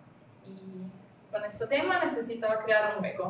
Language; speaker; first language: Spanish; non-native, learner; Italian